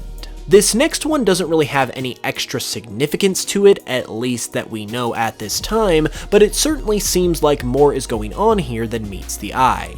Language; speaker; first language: English; native; English